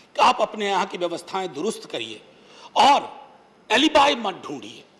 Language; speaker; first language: Hindi; native; Hindi